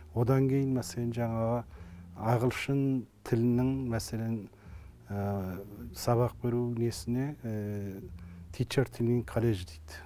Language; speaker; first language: Kazakh; early bilingual, heritage; Kazakh